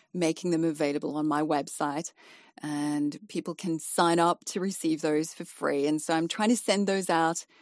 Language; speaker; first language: English; native; English